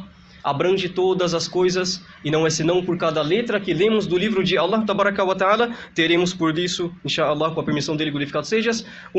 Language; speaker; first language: Portuguese; native; Portuguese